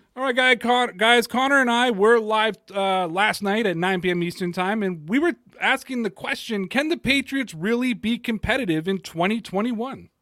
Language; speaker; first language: English; native; English